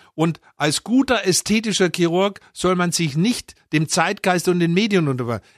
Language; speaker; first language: German; native; German